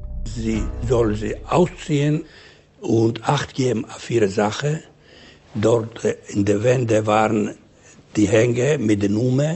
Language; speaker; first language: German; non-native, fluent; Ladino